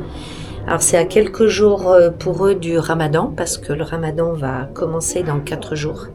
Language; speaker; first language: French; native; French